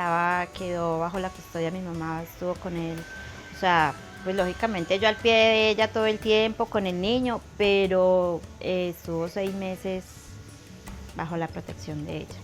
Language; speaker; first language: Spanish; native; Spanish